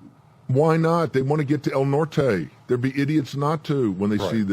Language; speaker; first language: English; native; English